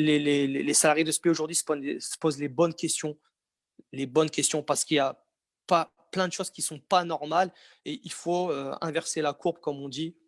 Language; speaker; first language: French; native; French